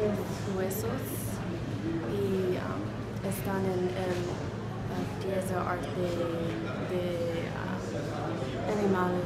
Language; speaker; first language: Spanish; non-native, learner; English